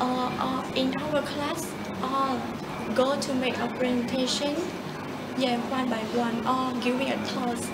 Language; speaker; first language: English; non-native, learner; Khmer